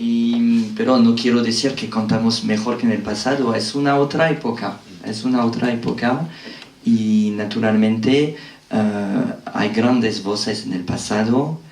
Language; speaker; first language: Spanish; non-native, fluent; French